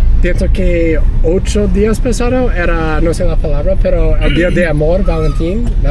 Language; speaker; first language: Spanish; non-native, learner; English